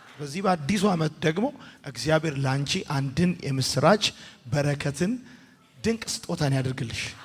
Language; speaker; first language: Amharic; native; Amharic